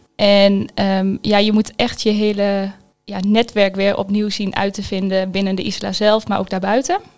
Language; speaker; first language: Dutch; native; Dutch